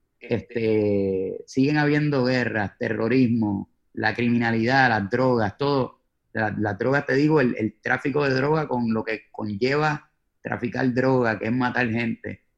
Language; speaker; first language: Spanish; native; Spanish